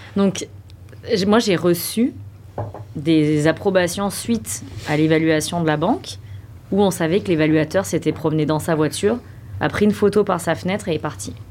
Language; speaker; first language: French; native; French